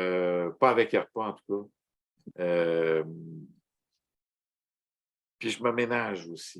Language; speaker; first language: French; native; French